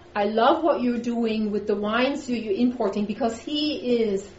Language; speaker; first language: English; non-native, fluent; German